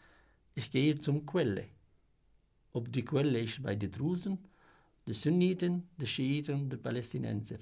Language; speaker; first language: German; non-native, fluent; Arabic